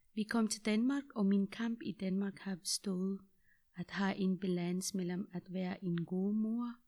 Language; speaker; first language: Danish; non-native, fluent; Persian